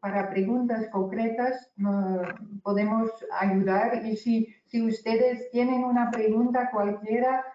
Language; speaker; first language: Spanish; non-native, fluent; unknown